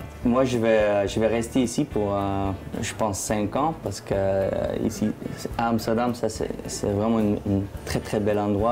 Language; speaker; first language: French; non-native, fluent; Dutch